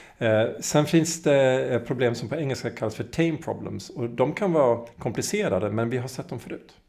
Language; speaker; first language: Swedish; native; Swedish